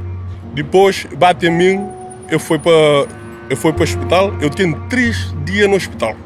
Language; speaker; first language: Portuguese; non-native, local second language; Kabuverdianu